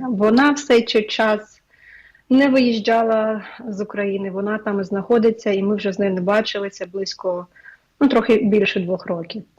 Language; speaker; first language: Ukrainian; native; Ukrainian